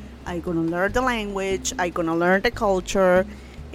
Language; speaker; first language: English; non-native, fluent; Spanish